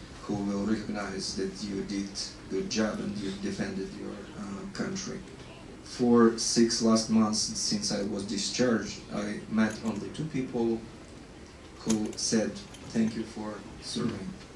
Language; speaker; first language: English; non-native, fluent; Ukrainian